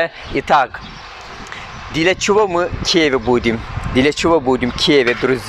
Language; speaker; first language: Russian; non-native, learner; Turkish